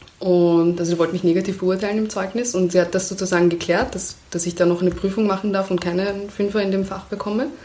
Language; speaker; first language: German; early bilingual, other home language; Persian